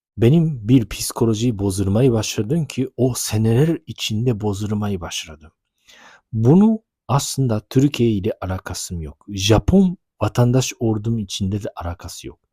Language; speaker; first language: Turkish; non-native, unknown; Japanese